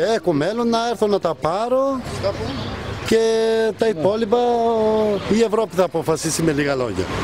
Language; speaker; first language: Greek; non-native, fluent; Albanian